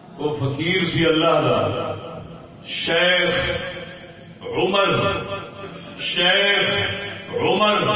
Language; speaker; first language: Urdu; non-native, local second language; Punjabi